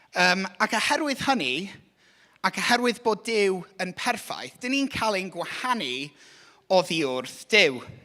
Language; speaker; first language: Welsh; non-native, local second language; English